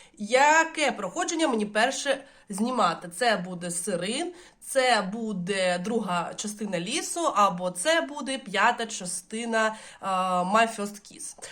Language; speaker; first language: Ukrainian; non-native, local second language; Russian